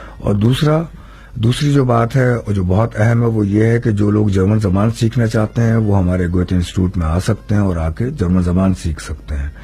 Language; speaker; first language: Urdu; native; Urdu